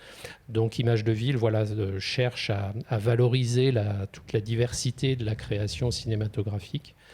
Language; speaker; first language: French; native; French